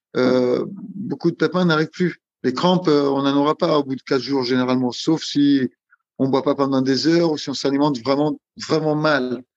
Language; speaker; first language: French; non-native, fluent; Italian